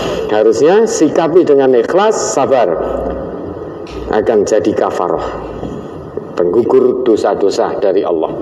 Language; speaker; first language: Indonesian; non-native, local second language; Javanese